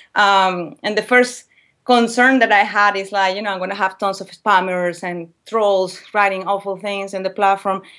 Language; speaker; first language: English; non-native, fluent; Spanish